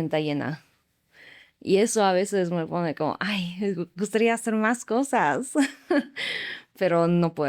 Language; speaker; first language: Spanish; non-native, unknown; Slovak